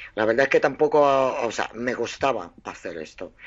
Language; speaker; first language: Spanish; non-native, fluent; Russian